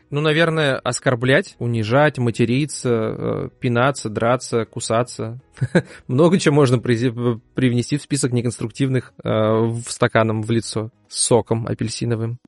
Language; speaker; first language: Russian; native; Russian